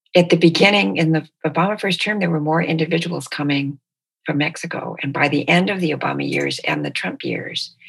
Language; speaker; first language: English; native; English